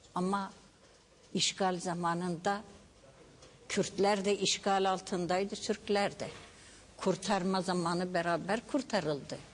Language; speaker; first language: Turkish; non-native, local second language; Kurdish